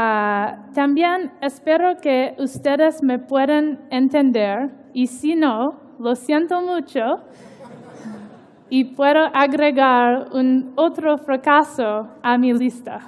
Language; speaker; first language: Spanish; non-native, learner; English